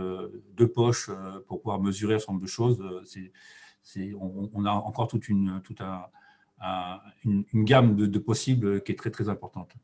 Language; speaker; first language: French; native; French